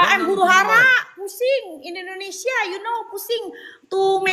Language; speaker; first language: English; non-native, learner; Indonesian